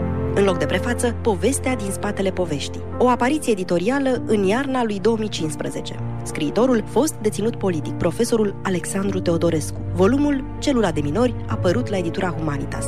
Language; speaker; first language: Romanian; native; Romanian